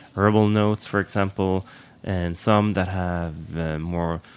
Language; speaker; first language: English; non-native, fluent; Swedish